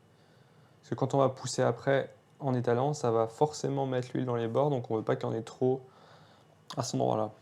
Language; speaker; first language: French; native; French